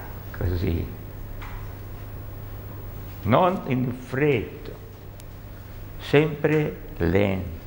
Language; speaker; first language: Italian; non-native, learner; Russian